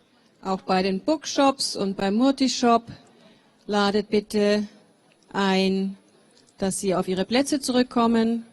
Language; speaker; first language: German; native; German